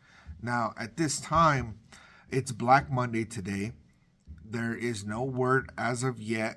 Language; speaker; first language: English; native; English